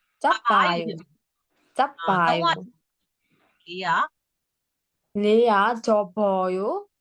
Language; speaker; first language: Korean; non-native, learner; Burmese